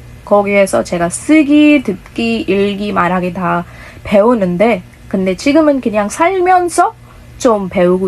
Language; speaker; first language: Korean; non-native, fluent; Hindi